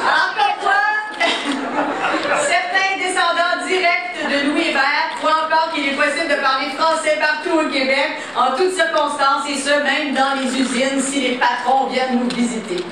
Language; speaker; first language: French; native; French